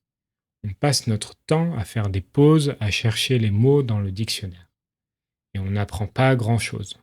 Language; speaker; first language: French; native; French